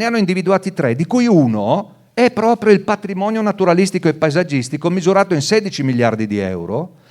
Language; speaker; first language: Italian; non-native, local second language; Friulian